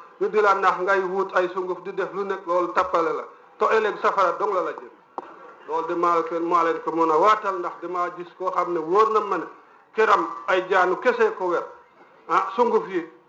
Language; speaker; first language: Wolof; non-native, local second language; Serer